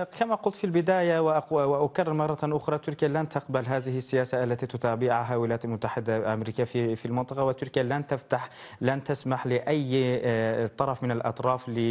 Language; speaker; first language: Arabic; non-native, fluent; Turkish